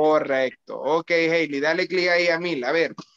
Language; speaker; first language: Spanish; native; Spanish